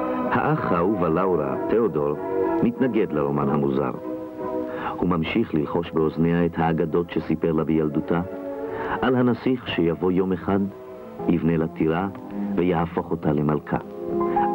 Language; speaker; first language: Hebrew; native; Hebrew